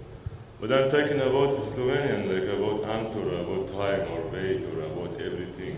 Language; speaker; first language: English; non-native, learner; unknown